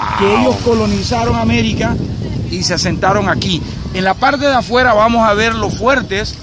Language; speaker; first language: Spanish; native; Spanish